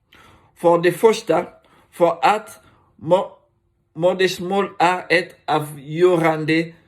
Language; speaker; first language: Swedish; non-native, learner; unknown